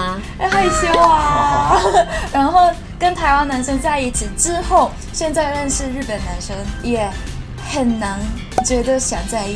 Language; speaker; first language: Chinese; non-native, fluent; Japanese